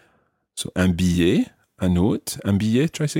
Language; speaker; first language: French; non-native, fluent; English